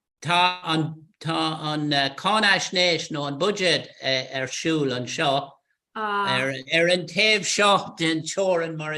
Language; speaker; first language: Irish; non-native, local second language; English